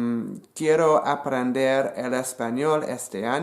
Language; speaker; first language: Spanish; non-native, learner; English